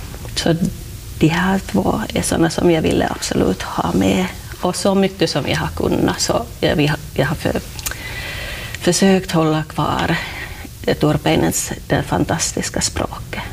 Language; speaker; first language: Swedish; non-native, local second language; Finnish